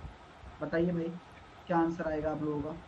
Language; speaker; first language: Hindi; native; Hindi